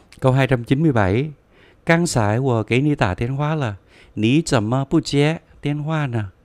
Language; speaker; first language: Chinese; non-native, fluent; Vietnamese